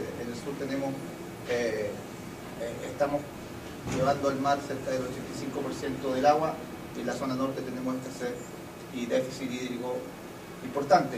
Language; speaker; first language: Spanish; native; Spanish